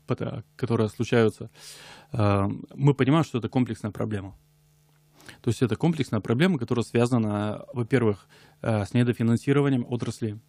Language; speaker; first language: Russian; native; Russian